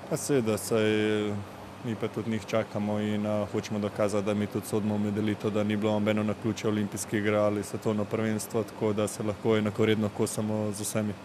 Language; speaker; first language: Slovenian; early bilingual, other home language; Bosnian